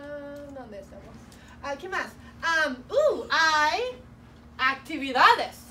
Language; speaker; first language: Spanish; non-native, fluent; English